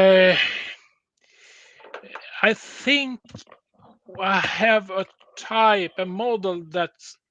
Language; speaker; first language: English; non-native, learner; Swedish